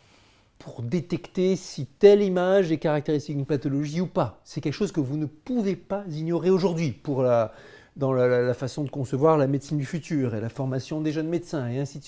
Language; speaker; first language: French; native; French